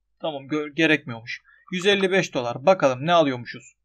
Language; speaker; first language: Turkish; native; Turkish